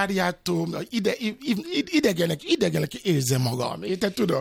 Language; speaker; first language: Hungarian; non-native, fluent; Yoruba